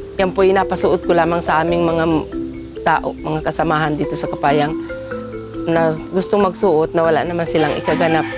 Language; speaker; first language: Filipino; native; Filipino